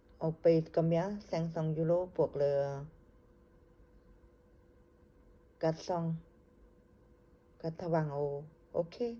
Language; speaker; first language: French; non-native, learner; Thai